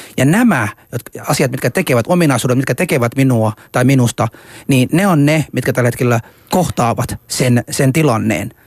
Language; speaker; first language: Finnish; early bilingual, other home language; Somali